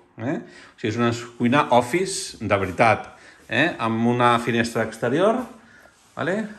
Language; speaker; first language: Catalan; non-native, local second language; Spanish